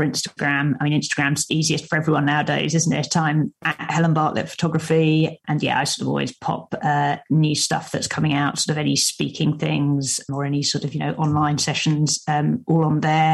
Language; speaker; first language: English; native; English